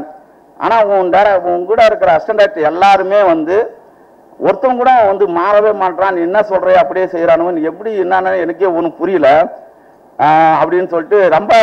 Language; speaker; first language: Tamil; native; Tamil